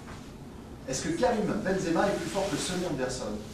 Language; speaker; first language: French; native; French